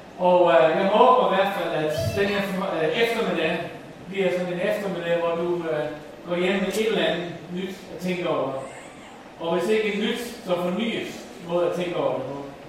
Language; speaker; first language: Danish; non-native, local second language; Faroese